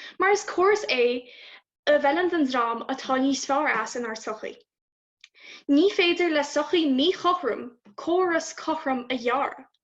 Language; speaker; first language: Irish; native; Irish